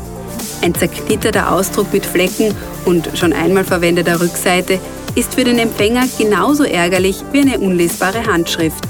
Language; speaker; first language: German; native; German